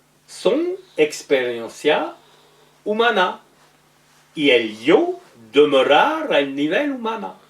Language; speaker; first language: Spanish; non-native, learner; French